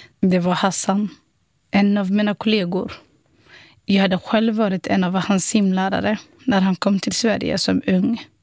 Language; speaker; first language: Swedish; non-native, fluent; Somali